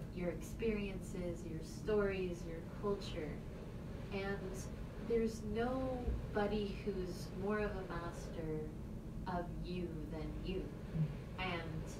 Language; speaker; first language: English; native; English